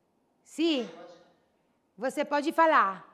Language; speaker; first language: Portuguese; non-native, learner; Italian